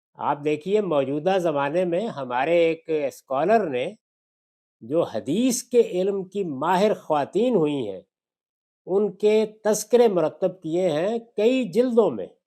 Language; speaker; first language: Urdu; non-native, local second language; Punjabi